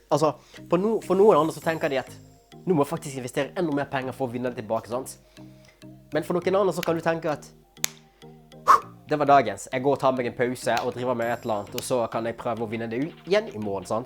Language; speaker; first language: Norwegian; native; Norwegian